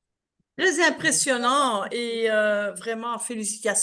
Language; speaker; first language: French; non-native, local second language; Dutch